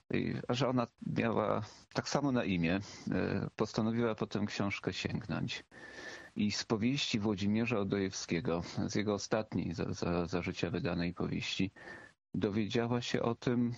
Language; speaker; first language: Polish; native; Polish